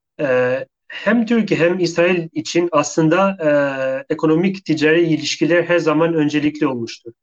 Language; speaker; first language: Turkish; non-native, fluent; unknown